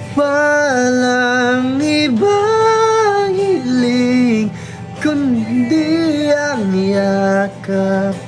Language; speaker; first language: Filipino; non-native, local second language; Waray